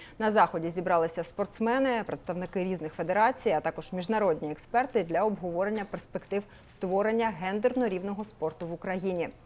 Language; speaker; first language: Ukrainian; native; Ukrainian